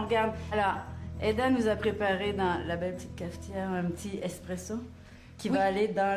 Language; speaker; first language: French; native; French